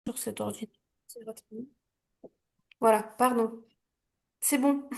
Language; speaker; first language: French; native; French